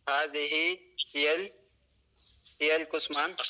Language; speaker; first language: Arabic; non-native, learner; Urdu